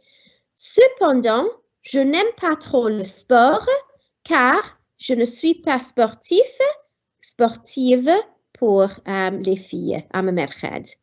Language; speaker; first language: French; non-native, fluent; Welsh